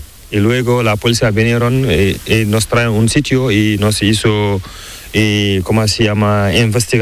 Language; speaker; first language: Spanish; non-native, learner; Fula